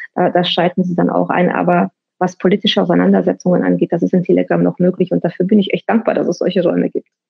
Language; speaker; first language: German; early bilingual, other home language; Romanian